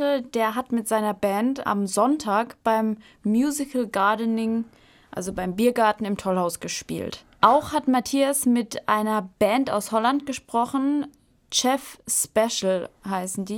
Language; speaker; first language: German; native; German